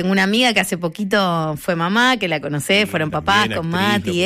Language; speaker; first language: Spanish; native; Spanish